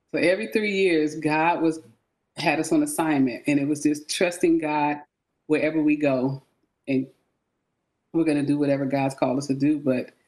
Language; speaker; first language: English; native; English